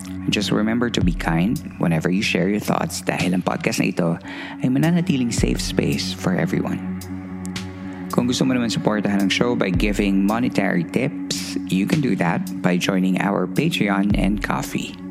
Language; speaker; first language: English; non-native, local second language; Filipino